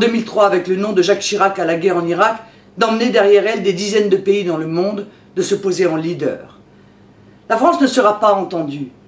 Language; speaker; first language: French; native; French